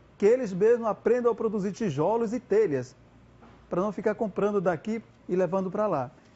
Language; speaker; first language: Portuguese; non-native, local second language; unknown